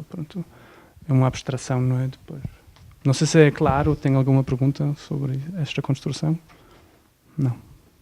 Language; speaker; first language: Portuguese; non-native, fluent; German